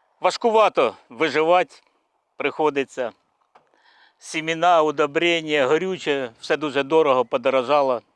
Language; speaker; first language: Ukrainian; native; Ukrainian